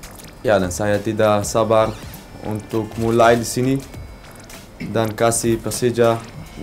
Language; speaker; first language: Indonesian; non-native, fluent; Dutch